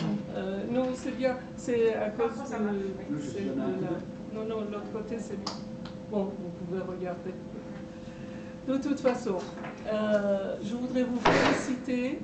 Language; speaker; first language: French; non-native, fluent; Persian